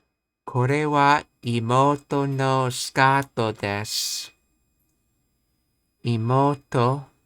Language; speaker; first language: Japanese; non-native, learner; English